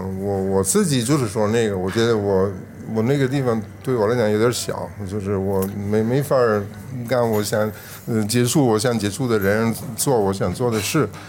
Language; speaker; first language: Chinese; non-native, fluent; Italian